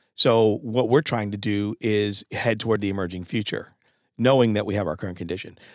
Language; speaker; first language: English; native; English